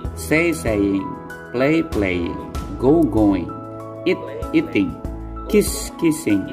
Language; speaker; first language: English; non-native, fluent; Indonesian